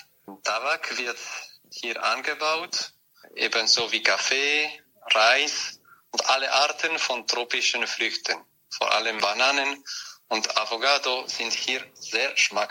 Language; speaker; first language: German; non-native, fluent; French